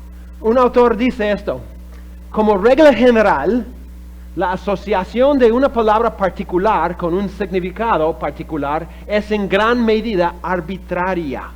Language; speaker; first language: Spanish; non-native, fluent; English